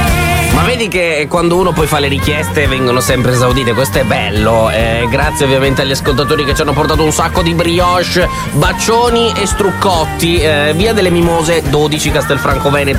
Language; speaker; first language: Italian; native; Italian